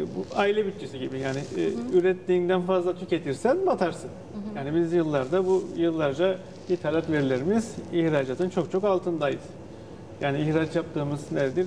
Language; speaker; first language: Turkish; native; Turkish